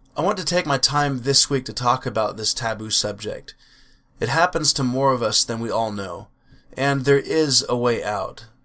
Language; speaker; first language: English; native; English